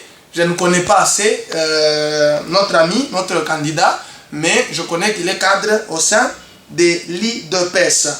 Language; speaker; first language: French; non-native, local second language; Luba-Lulua